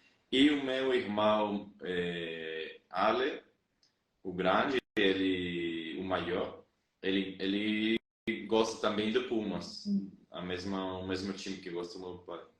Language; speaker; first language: Portuguese; non-native, fluent; Spanish